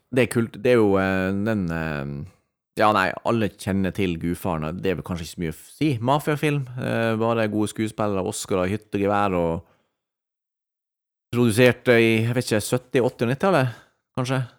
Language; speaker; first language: Norwegian; native; Norwegian